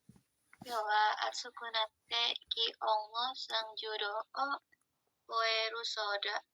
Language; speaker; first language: Japanese; non-native, learner; Indonesian